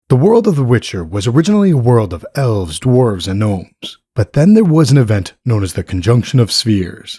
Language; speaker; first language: English; native; English